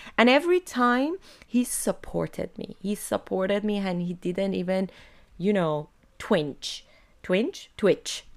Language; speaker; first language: English; non-native, fluent; Persian